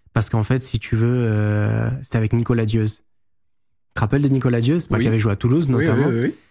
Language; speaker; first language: French; native; French